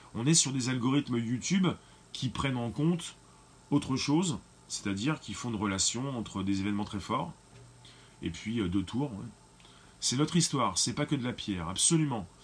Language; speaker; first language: French; native; French